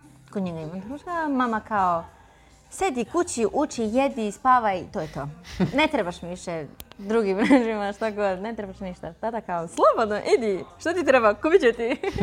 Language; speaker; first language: Croatian; non-native, learner; Chinese